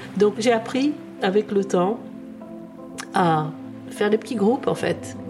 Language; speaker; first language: French; early bilingual, other home language; Czech